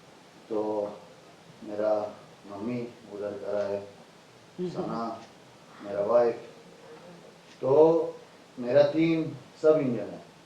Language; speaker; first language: Hindi; non-native, fluent; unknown